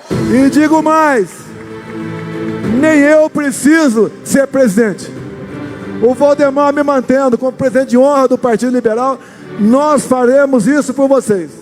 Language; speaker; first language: Portuguese; native; Portuguese